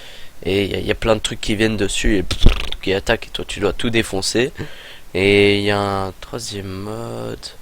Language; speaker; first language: French; native; French